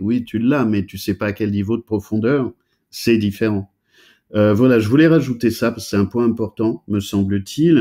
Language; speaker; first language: French; native; French